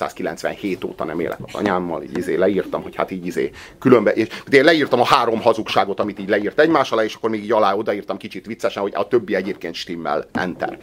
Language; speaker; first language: Hungarian; native; Hungarian